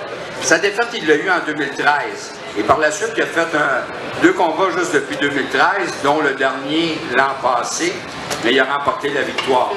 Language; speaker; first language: French; native; French